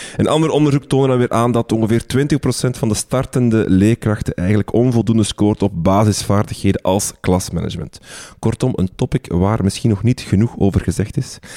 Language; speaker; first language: Dutch; native; Dutch